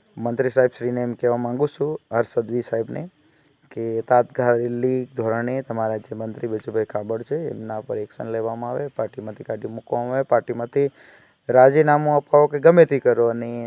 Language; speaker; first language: Gujarati; non-native, local second language; Bhili